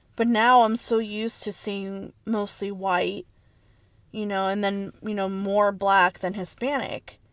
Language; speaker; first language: English; early bilingual, other home language; Spanish